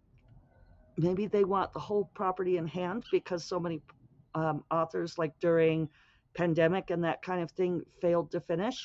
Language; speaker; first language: English; native; English